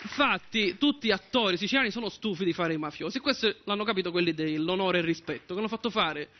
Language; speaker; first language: Italian; native; Italian